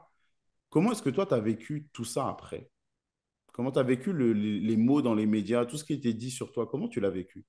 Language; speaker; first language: French; native; French